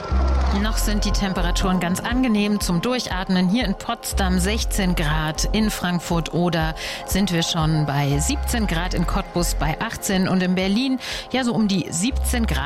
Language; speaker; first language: German; native; German